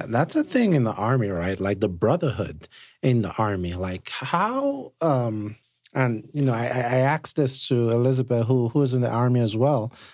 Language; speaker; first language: English; non-native, local second language; Yoruba